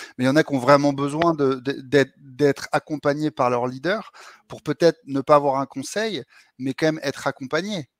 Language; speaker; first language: French; native; French